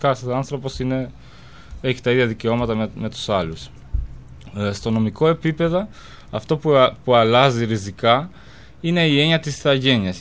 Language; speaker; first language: Greek; non-native, fluent; Albanian